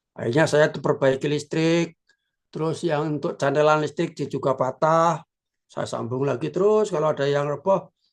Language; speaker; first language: Indonesian; non-native, local second language; Javanese